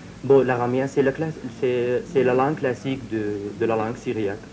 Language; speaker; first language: French; non-native, fluent; Syriac